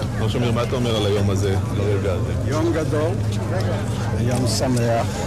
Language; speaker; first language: Hebrew; non-native, fluent; Italian